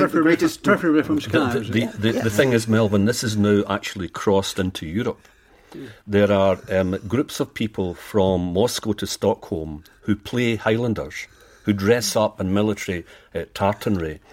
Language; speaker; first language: English; native; English